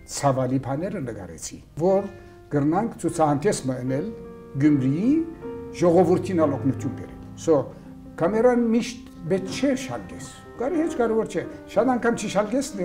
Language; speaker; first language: Armenian; early bilingual, heritage; Armenian